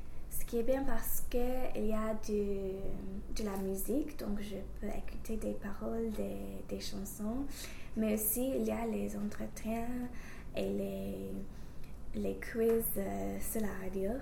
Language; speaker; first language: French; non-native, fluent; English